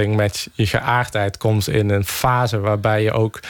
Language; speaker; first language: Dutch; native; Dutch